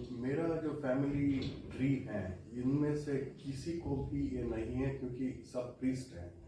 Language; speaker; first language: Hindi; non-native, local second language; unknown